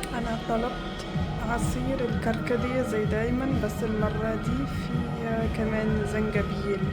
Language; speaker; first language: Egyptian Arabic; non-native, fluent; German